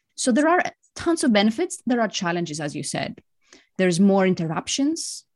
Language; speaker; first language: English; non-native, fluent; Greek